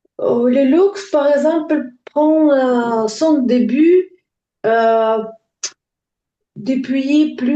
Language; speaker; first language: French; non-native, learner; Ukrainian